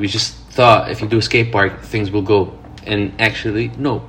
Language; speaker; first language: English; non-native, fluent; Arabic